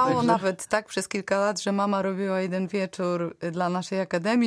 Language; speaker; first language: Polish; native; Polish